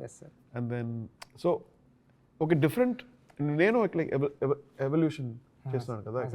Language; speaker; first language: Telugu; non-native, learner; Tamil